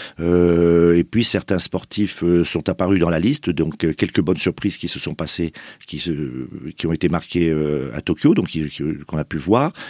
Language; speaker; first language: French; native; French